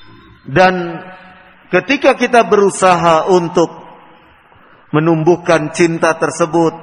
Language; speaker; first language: Indonesian; native; Indonesian